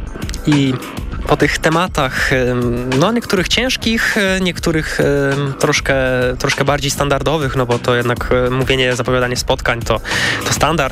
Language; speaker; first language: Polish; native; Polish